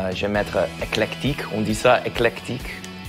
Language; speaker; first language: French; non-native, learner; English